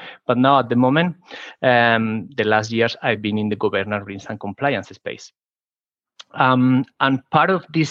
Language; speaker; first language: English; non-native, fluent; Spanish